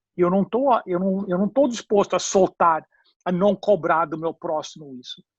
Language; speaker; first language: Portuguese; non-native, fluent; English